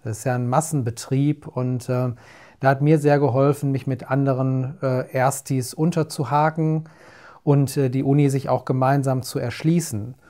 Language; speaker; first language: German; native; German